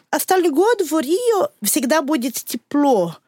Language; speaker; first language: Russian; non-native, learner; Portuguese